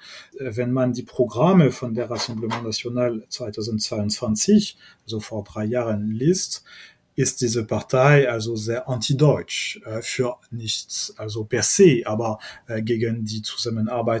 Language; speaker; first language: German; non-native, fluent; French